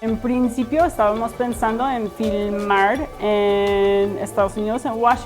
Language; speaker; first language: Spanish; early bilingual, heritage; Spanish